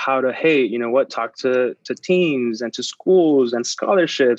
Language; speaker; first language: English; early bilingual, other home language; Spanish